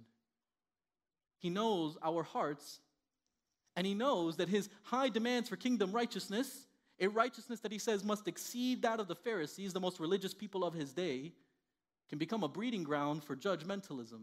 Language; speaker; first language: English; early bilingual, other home language; Spanish